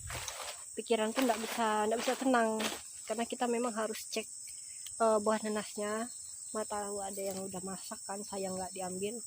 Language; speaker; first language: Indonesian; native; Indonesian